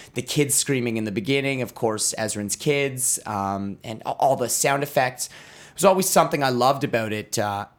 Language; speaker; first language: English; native; English